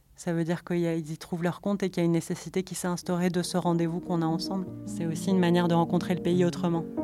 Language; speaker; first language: French; native; French